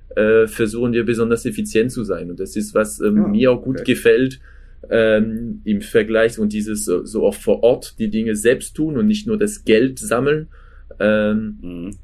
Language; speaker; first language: German; non-native, fluent; French